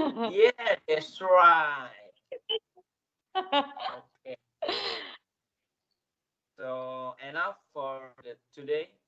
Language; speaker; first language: English; non-native, learner; Indonesian